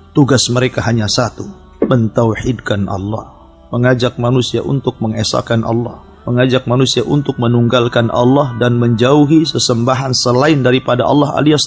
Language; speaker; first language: Indonesian; native; Indonesian